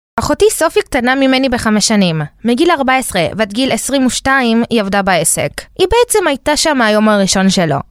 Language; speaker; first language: Hebrew; early bilingual, other home language; Spanish